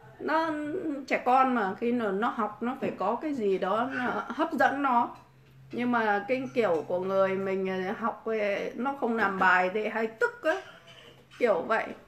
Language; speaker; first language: Vietnamese; native; Vietnamese